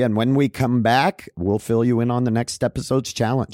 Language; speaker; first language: English; native; English